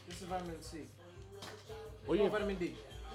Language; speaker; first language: English; non-native, local second language; Swahili